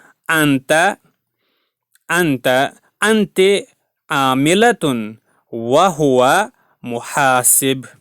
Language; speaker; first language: Arabic; non-native, fluent; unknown